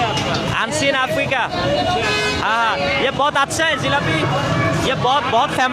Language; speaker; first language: Hindi; non-native, learner; Bangla